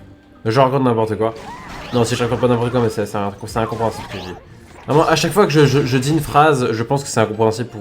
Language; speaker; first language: French; native; French